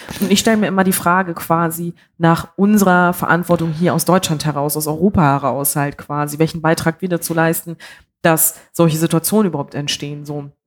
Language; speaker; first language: German; early bilingual, other home language; Bambara